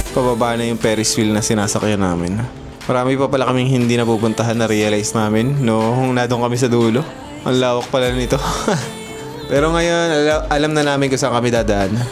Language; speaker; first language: Filipino; native; Filipino